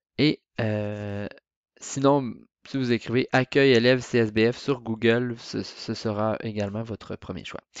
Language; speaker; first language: French; native; French